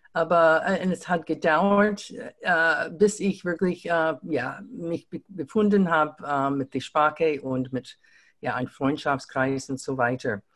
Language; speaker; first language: German; non-native, fluent; English